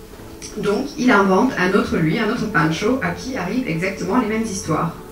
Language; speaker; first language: French; native; French